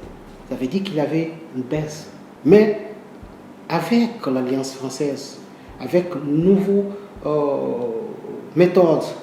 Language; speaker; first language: French; non-native, learner; Portuguese